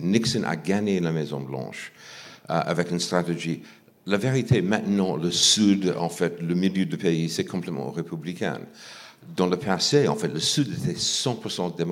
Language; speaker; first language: French; non-native, fluent; English